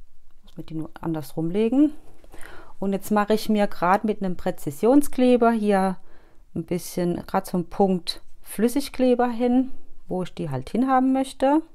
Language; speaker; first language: German; native; German